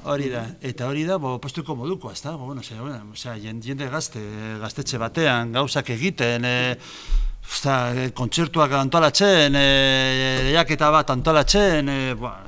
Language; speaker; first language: Basque; non-native, local second language; Spanish